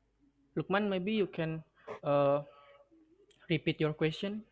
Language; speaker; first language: English; non-native, learner; Indonesian